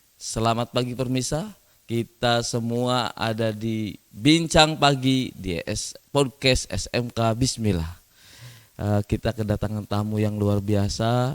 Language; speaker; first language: Indonesian; native; Indonesian